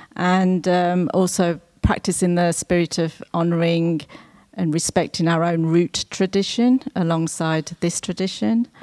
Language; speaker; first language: English; native; English